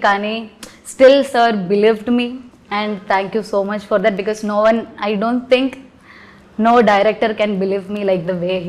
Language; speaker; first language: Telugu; non-native, learner; Malayalam